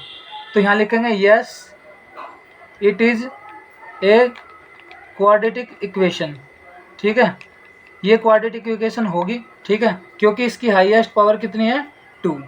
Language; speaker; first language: Hindi; native; Hindi